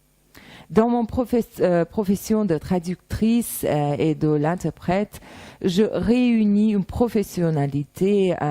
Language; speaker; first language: French; non-native, fluent; Russian